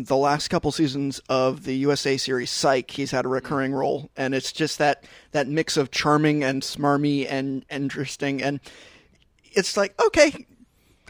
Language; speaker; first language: English; native; English